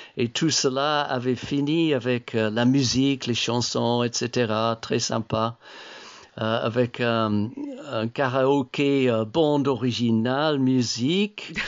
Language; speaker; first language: French; non-native, fluent; English